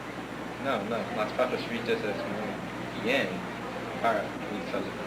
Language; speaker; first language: Spanish; non-native, learner; English